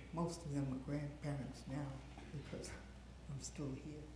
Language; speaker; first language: English; native; English